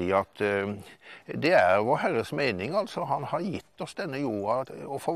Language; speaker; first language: Norwegian; native; Norwegian